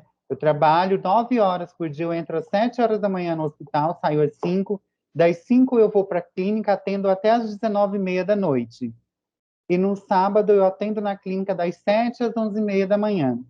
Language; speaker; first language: Portuguese; native; Portuguese